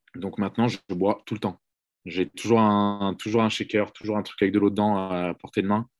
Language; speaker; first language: French; native; French